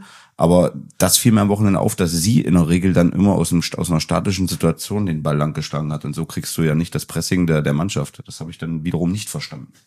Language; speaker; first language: German; native; German